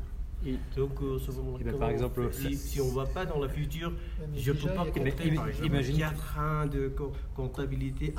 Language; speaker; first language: French; non-native, learner; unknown